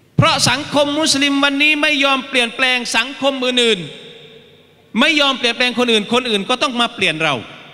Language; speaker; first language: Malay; native; Malay